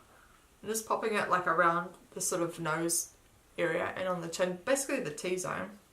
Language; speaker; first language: English; native; English